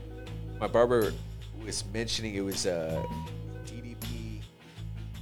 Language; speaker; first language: English; native; English